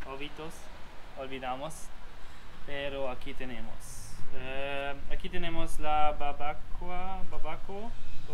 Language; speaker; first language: Spanish; non-native, learner; German